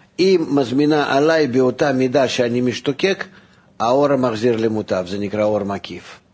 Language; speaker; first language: Hebrew; non-native, fluent; Russian